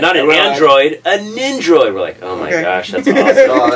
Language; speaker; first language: English; native; English